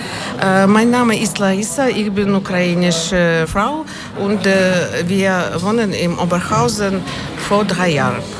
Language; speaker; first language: German; non-native, learner; Ukrainian